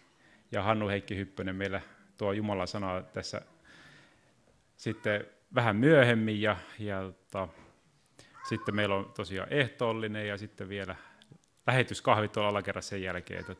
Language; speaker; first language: Finnish; native; Finnish